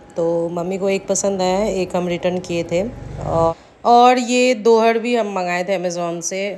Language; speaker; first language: Hindi; native; Hindi